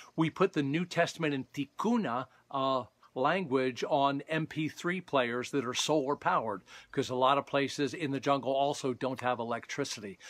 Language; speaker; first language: English; native; English